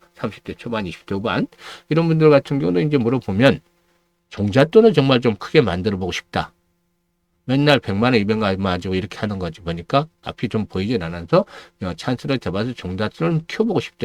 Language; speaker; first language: Korean; native; Korean